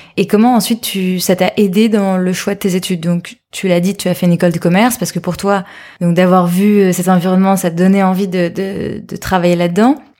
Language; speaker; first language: French; native; French